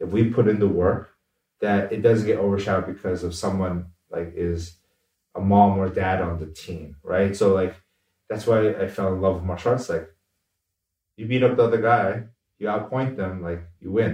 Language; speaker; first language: English; native; English